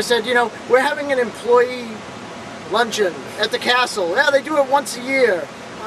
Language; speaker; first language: English; native; English